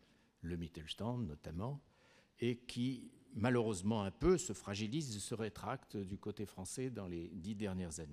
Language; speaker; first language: French; native; French